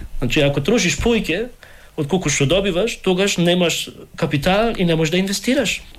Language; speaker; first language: Macedonian; early bilingual, heritage; Macedonian